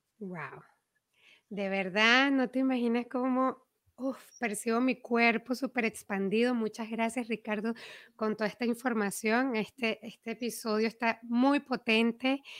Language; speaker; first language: Spanish; native; Spanish